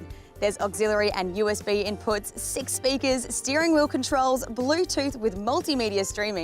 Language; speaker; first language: English; native; English